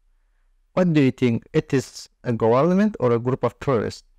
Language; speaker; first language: English; non-native, learner; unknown